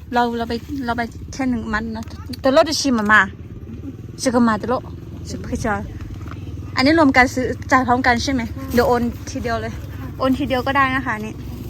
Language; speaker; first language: Thai; non-native, local second language; Karen languages